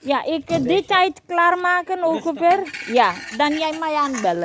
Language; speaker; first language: Dutch; non-native, learner; Hindi